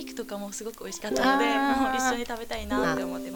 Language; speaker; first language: Japanese; non-native, fluent; Korean